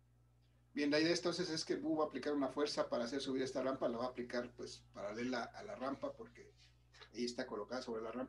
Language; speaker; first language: Spanish; native; Spanish